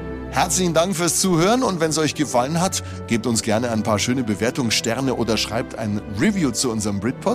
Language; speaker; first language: German; native; German